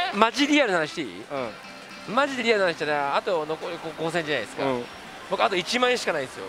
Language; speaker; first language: Japanese; native; Japanese